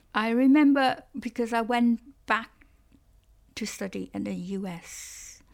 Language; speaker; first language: English; non-native, local second language; Cantonese